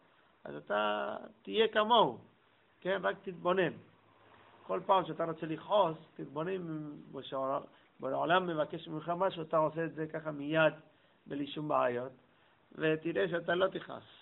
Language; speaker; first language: Hebrew; non-native, fluent; English